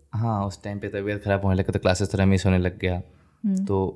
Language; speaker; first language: Hindi; non-native, local second language; Bangla